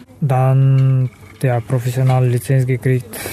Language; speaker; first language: German; non-native, learner; Kazakh